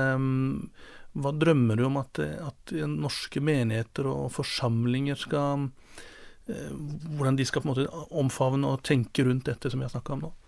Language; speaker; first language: Norwegian; native; Norwegian